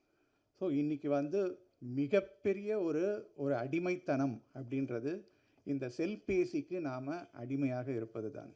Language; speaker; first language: Tamil; native; Tamil